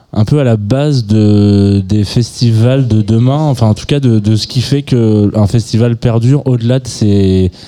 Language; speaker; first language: French; native; French